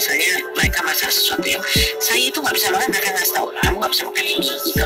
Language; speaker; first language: Indonesian; native; Indonesian